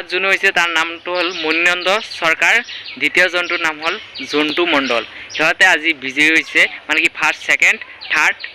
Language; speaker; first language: Assamese; non-native, local second language; Bangla